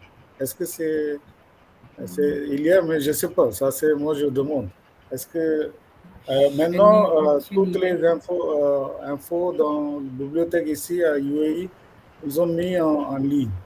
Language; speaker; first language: French; non-native, fluent; Malayalam